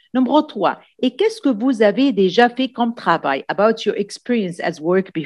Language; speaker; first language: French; non-native, fluent; Arabic